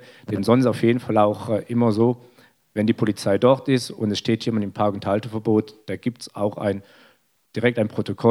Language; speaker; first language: German; native; German